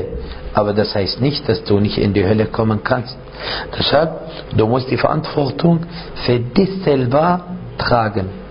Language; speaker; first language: German; non-native, fluent; Arabic